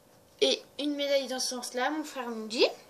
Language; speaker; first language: French; native; French